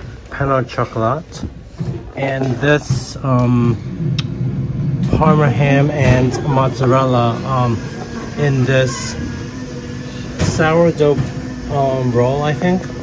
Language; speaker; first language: English; native; English